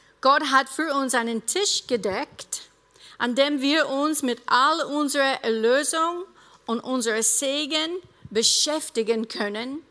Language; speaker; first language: German; non-native, fluent; English